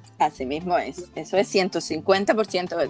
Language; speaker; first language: Spanish; native; Spanish